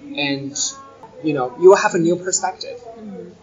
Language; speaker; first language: English; non-native, fluent; Chinese